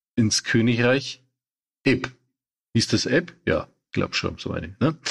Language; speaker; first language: German; native; German